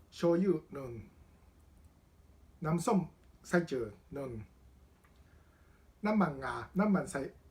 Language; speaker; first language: Thai; non-native, learner; Japanese